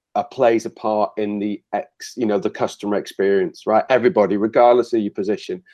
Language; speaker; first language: English; native; English